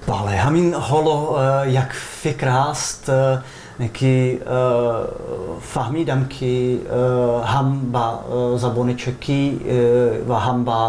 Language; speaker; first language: Persian; non-native, fluent; Czech